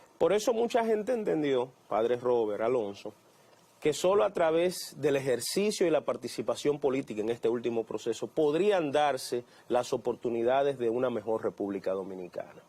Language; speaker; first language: Spanish; native; Spanish